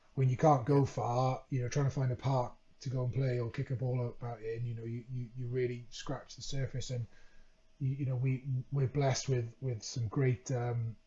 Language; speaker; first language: English; native; English